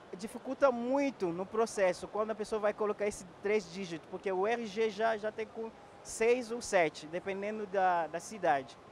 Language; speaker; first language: Portuguese; non-native, fluent; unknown